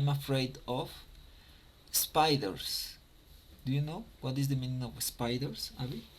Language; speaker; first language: English; non-native, fluent; Spanish